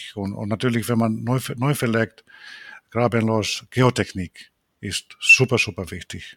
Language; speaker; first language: German; non-native, fluent; Finnish